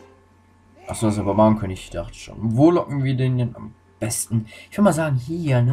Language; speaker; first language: German; native; German